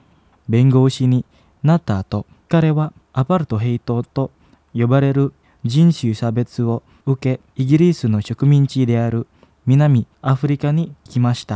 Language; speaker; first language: Japanese; non-native, fluent; Indonesian